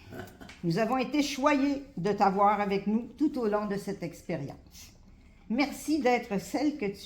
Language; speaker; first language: French; native; French